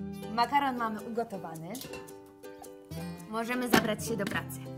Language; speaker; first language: Polish; native; Polish